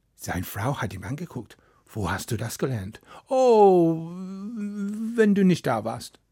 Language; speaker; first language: German; non-native, fluent; English